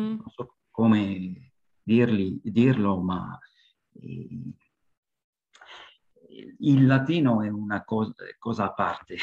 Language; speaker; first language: Italian; non-native, learner; French